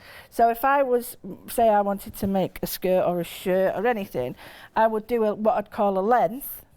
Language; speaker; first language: English; native; English